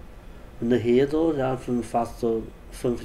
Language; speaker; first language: German; non-native, learner; Chinese